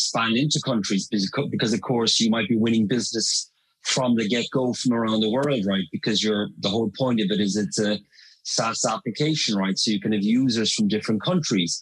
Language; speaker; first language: English; native; English